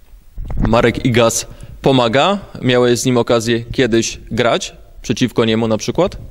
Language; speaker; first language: Polish; native; Polish